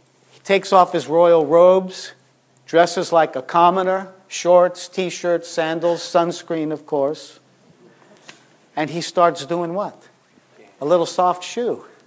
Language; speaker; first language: English; native; English